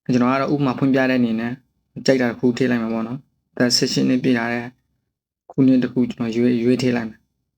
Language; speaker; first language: Burmese; native; Burmese